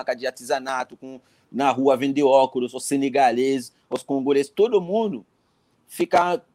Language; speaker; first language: Portuguese; non-native, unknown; Haitian Creole